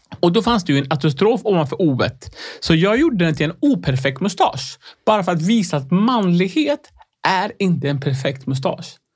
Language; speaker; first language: Swedish; early bilingual, other home language; Arabic